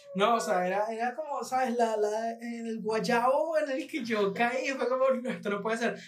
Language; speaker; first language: Spanish; native; Spanish